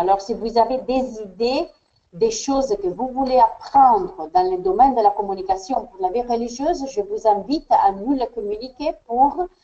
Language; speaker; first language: French; non-native, fluent; Spanish